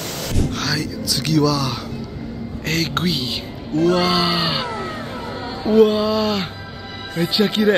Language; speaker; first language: Japanese; non-native, fluent; Indonesian